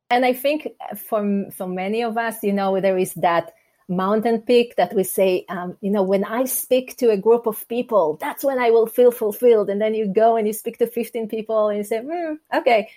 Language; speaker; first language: English; non-native, fluent; Hebrew